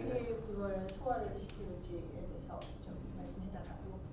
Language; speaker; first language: Korean; native; Korean